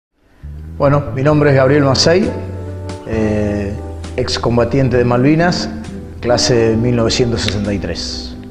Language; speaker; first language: Spanish; native; Spanish